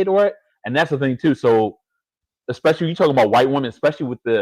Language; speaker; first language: English; native; English